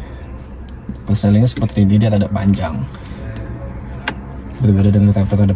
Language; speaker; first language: Indonesian; native; Indonesian